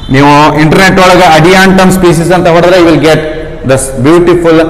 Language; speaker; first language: English; non-native, local second language; Kannada